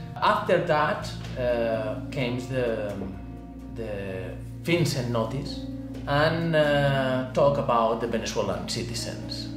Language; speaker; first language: English; non-native, learner; Spanish